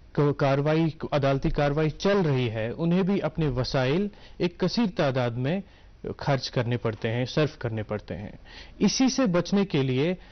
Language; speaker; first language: Urdu; non-native, local second language; Kashmiri